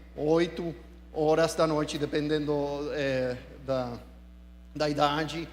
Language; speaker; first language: Portuguese; non-native, fluent; English